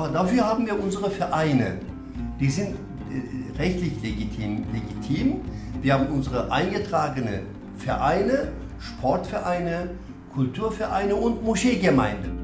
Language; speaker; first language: German; non-native, fluent; Turkish